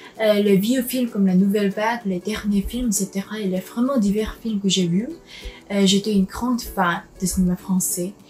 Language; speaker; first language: French; non-native, fluent; Korean